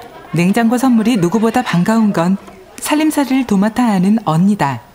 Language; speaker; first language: Korean; native; Korean